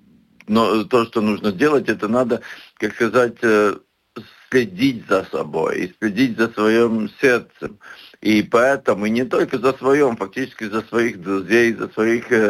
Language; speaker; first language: Russian; non-native, local second language; Latvian